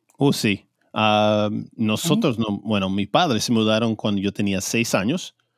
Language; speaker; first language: Spanish; early bilingual, heritage; Spanish